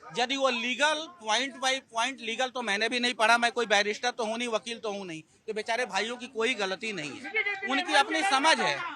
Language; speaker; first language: Hindi; native; Hindi